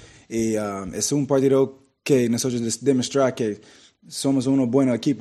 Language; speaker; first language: Spanish; non-native, learner; English